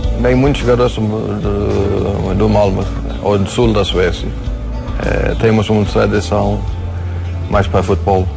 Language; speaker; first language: Portuguese; non-native, fluent; Swedish